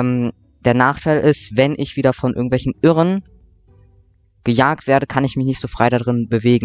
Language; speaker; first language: German; native; German